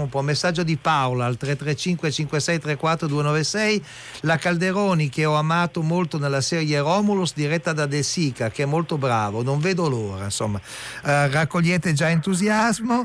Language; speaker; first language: Italian; native; Italian